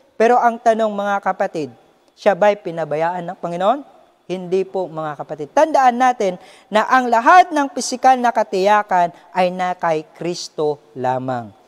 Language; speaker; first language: Filipino; native; Filipino